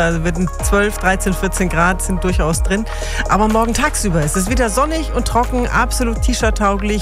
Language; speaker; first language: German; native; German